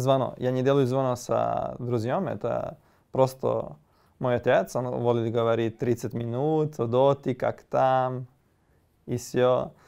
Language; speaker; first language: Russian; non-native, learner; Serbian